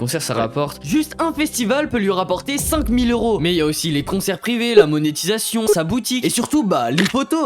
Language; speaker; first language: French; native; French